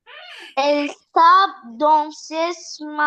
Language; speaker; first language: French; non-native, learner; Arabic